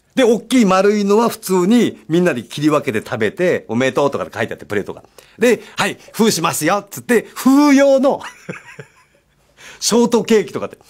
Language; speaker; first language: Japanese; native; Japanese